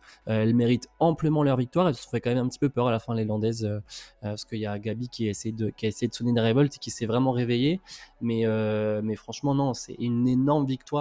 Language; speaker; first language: French; native; French